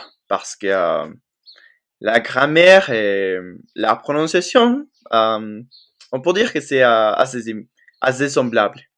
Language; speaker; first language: French; non-native, fluent; Spanish